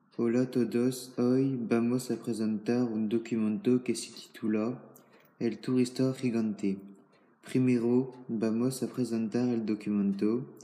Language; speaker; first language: Spanish; non-native, learner; French